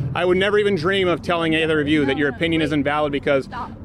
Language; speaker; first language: English; native; English